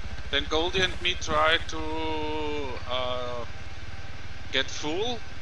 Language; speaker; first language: English; non-native, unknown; German